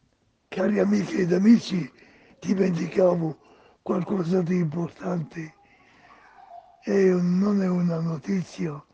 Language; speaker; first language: Italian; non-native, fluent; Spanish